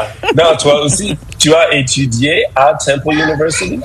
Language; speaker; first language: French; non-native, fluent; English